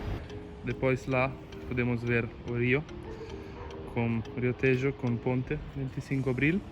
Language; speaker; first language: Portuguese; non-native, learner; Italian